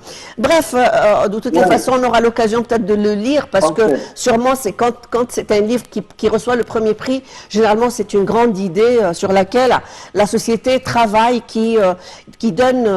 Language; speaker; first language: French; non-native, fluent; Arabic